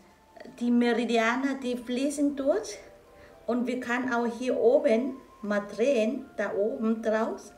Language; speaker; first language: German; non-native, learner; Vietnamese